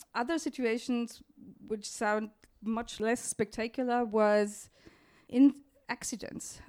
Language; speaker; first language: English; non-native, fluent; German